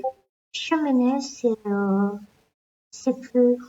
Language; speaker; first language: French; non-native, learner; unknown